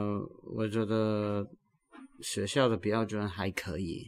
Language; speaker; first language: Chinese; non-native, learner; English